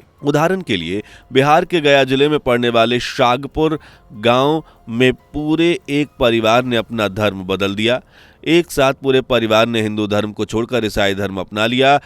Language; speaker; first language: Hindi; native; Hindi